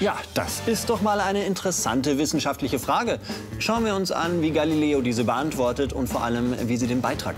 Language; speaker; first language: German; native; German